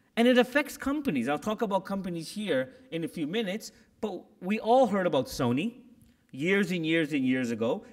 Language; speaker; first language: English; native; English